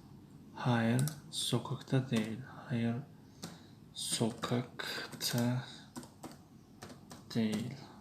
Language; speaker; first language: Turkish; non-native, fluent; Tajik